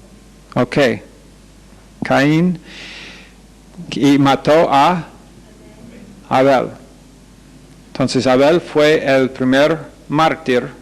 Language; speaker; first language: Spanish; non-native, fluent; English